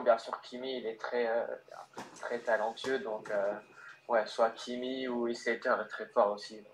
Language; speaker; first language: French; early bilingual, heritage; French